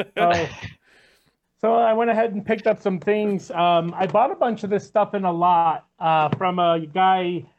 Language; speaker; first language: English; native; English